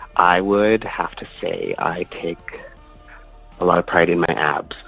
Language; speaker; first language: English; native; English